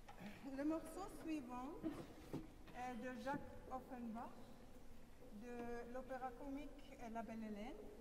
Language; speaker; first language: French; non-native, fluent; German